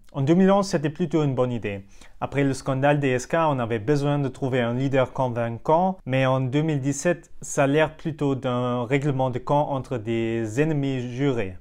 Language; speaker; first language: French; non-native, fluent; German